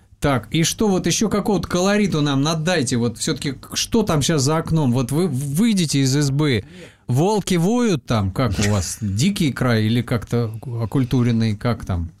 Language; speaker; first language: Russian; native; Russian